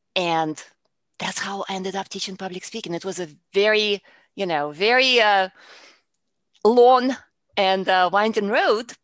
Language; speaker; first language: English; non-native, fluent; Russian